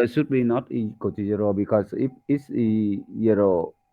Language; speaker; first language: English; non-native, learner; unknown